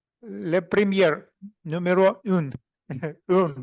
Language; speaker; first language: French; non-native, learner; Russian